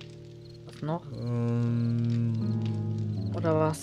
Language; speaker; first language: German; native; German